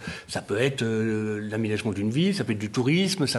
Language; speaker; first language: French; native; French